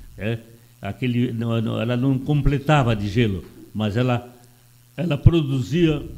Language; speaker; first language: Portuguese; non-native, local second language; Italian